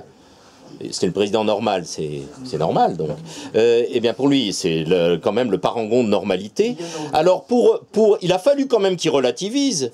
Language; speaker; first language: French; native; French